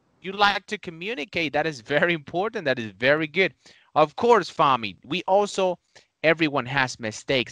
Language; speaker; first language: English; non-native, fluent; Spanish